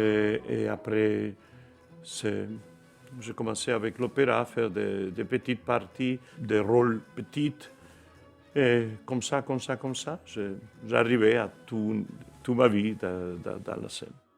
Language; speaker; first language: French; non-native, fluent; Spanish